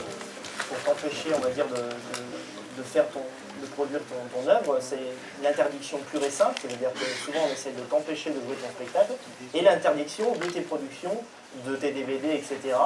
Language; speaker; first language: French; native; French